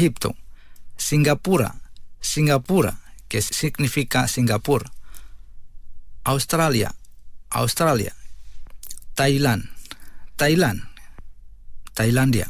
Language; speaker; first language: Spanish; non-native, fluent; Indonesian